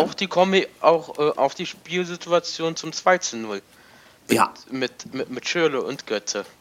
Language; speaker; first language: German; native; German